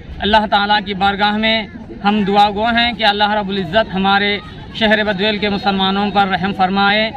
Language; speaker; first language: Urdu; native; Urdu